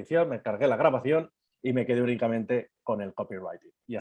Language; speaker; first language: Spanish; native; Spanish